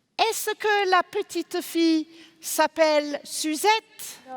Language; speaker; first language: French; non-native, fluent; English